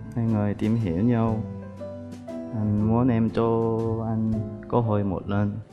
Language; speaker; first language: Vietnamese; non-native, fluent; Korean